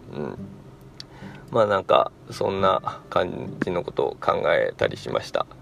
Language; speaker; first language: Japanese; native; Japanese